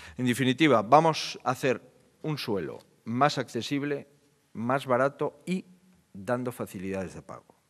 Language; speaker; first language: Spanish; native; Spanish